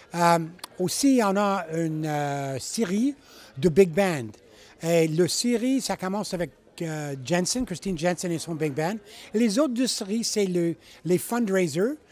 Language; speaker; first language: French; non-native, learner; English